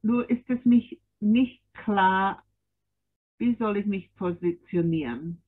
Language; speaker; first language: German; non-native, fluent; English